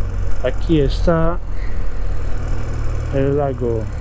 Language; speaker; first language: Spanish; non-native, learner; French